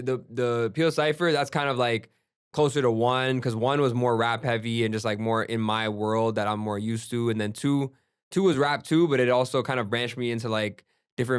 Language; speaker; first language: English; early bilingual, other home language; Gujarati